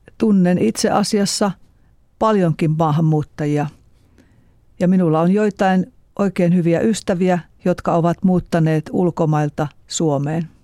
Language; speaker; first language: Finnish; native; Finnish